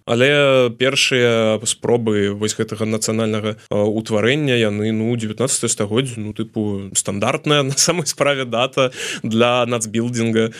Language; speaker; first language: Belarusian; non-native, local second language; Russian